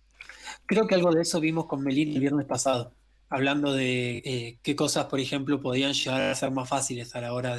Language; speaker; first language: Spanish; native; Spanish